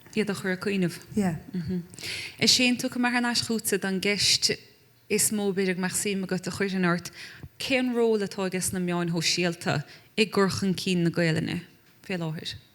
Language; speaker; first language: Irish; native; Irish